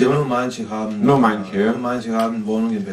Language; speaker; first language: German; non-native, fluent; Serbian